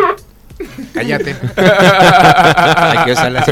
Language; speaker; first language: Spanish; native; Spanish